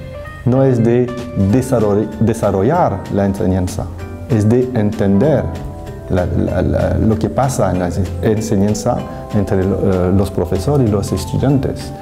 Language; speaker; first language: Spanish; non-native, fluent; French